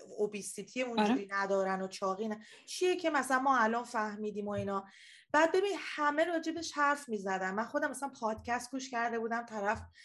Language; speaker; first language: Persian; native; Persian